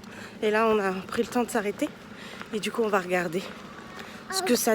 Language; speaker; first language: French; native; French